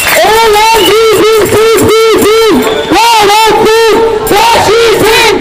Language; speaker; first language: Turkish; native; Turkish